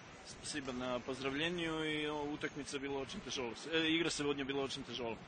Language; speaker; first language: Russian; non-native, learner; Serbian